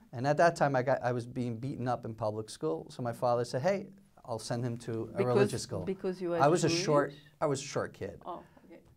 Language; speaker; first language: English; native; English